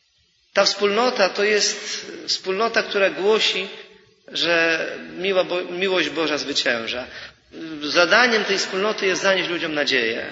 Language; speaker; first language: Polish; native; Polish